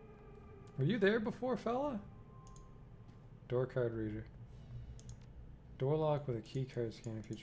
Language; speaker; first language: English; native; English